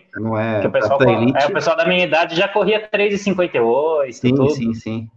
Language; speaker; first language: Portuguese; native; Portuguese